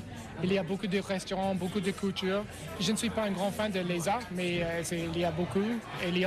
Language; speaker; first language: French; non-native, fluent; English